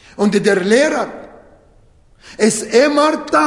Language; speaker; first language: German; non-native, fluent; Arabic